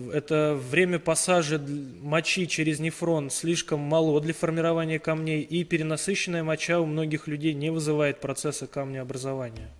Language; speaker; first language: Russian; native; Russian